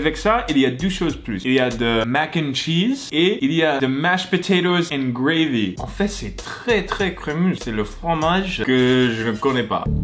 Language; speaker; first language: French; non-native, learner; English